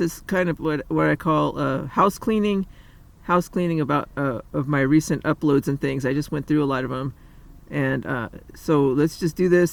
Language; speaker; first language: English; native; English